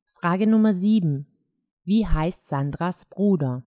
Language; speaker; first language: German; non-native, fluent; Croatian